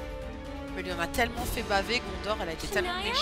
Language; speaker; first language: French; native; French